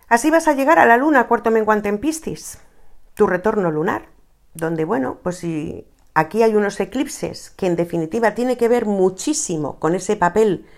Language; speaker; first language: Spanish; native; Spanish